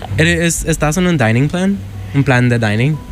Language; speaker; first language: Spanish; non-native, learner; English